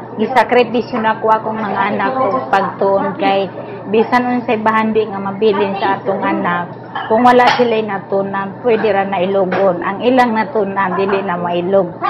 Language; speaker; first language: Cebuano; non-native, local second language; Maranao